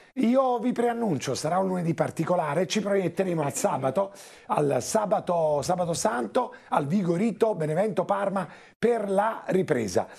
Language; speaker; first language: Italian; native; Italian